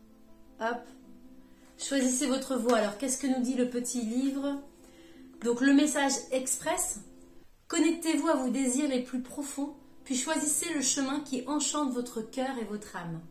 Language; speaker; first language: French; native; French